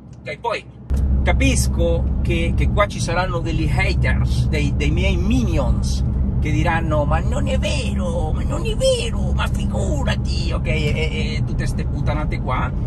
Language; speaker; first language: Italian; non-native, fluent; Spanish